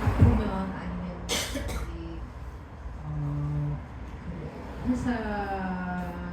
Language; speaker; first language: Korean; non-native, fluent; Nepali